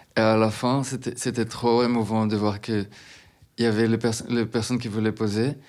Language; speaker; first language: French; non-native, fluent; Portuguese